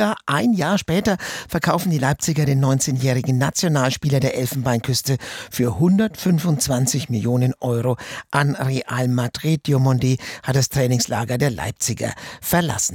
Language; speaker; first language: German; native; German